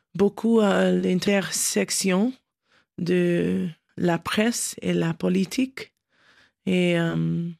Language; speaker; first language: French; non-native, learner; English